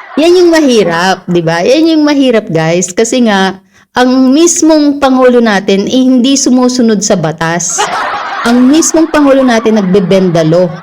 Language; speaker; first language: Filipino; non-native, local second language; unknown